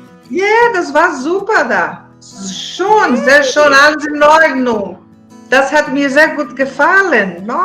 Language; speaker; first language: German; non-native, learner; Portuguese